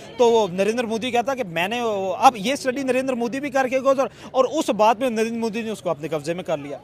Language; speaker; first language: Urdu; non-native, local second language; Punjabi